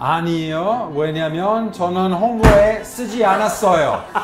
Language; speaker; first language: Korean; non-native, fluent; Italian